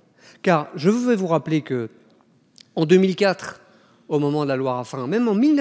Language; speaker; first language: French; native; French